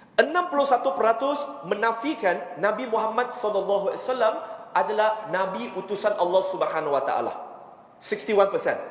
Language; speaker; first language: Malay; non-native, local second language; Chinese